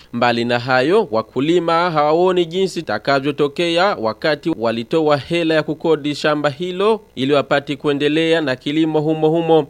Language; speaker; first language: Swahili; non-native, local second language; Rundi